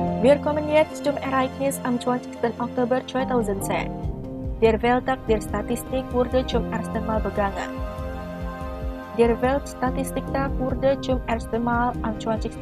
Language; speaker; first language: German; non-native, fluent; Indonesian